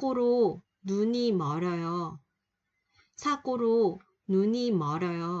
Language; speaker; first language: Korean; non-native, fluent; Vietnamese